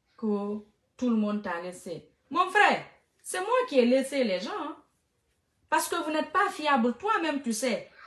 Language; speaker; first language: French; non-native, local second language; Fula